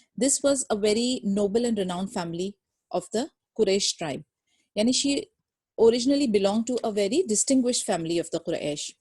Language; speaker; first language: English; non-native, local second language; Urdu